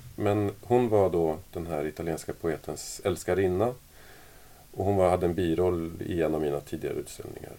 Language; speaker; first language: Swedish; native; Swedish